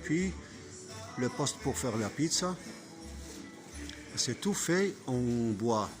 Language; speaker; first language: French; non-native, fluent; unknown